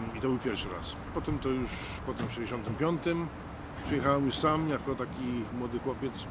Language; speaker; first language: Polish; early bilingual, heritage; Polish